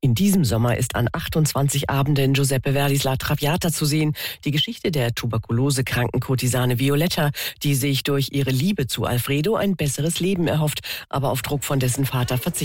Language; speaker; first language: German; native; German